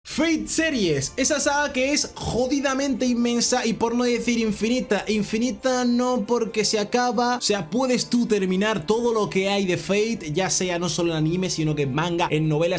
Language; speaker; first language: Spanish; native; Spanish